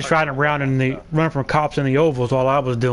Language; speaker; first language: English; native; English